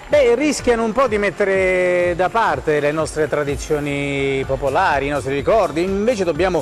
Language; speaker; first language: Italian; native; Italian